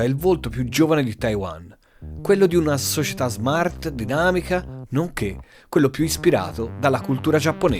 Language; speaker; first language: Italian; native; Italian